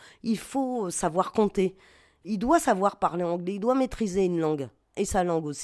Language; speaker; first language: French; native; French